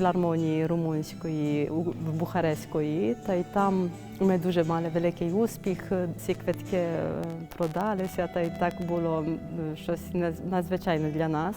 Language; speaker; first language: Ukrainian; early bilingual, heritage; Ukrainian